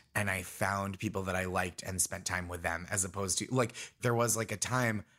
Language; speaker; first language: English; native; English